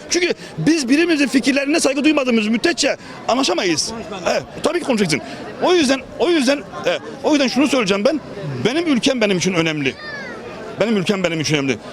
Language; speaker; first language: Turkish; native; Turkish